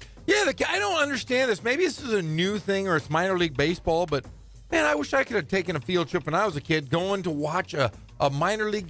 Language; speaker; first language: English; native; English